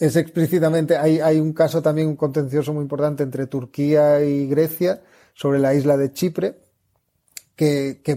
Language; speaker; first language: Spanish; native; Spanish